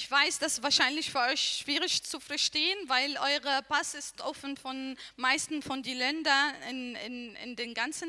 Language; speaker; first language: German; non-native, learner; Arabic